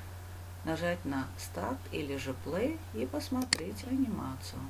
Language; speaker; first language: Russian; non-native, local second language; Uzbek